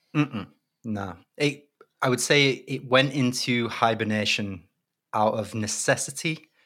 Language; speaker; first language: English; native; English